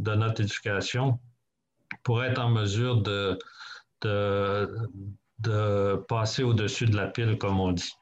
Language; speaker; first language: French; native; French